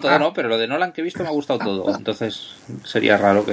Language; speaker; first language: Spanish; native; Spanish